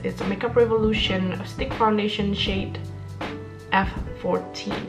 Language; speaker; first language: English; non-native, fluent; Indonesian